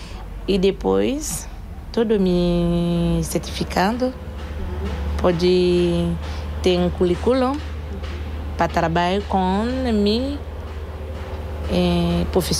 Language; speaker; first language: Portuguese; non-native, learner; Haitian Creole